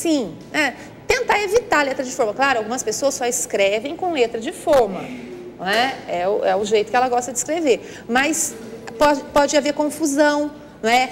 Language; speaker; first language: Portuguese; native; Portuguese